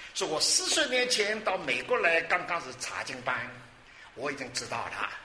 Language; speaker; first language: Chinese; non-native, local second language; Wu Chinese